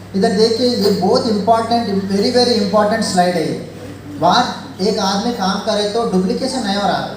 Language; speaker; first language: Hindi; non-native, local second language; Telugu